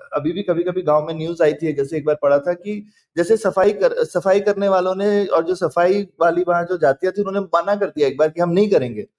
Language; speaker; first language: Hindi; native; Hindi